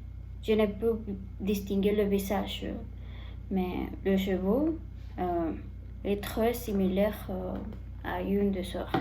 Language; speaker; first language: French; non-native, learner; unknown